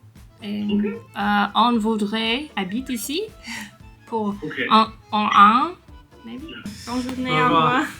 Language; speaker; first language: French; non-native, learner; English